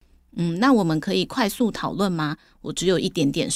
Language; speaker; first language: Chinese; native; Chinese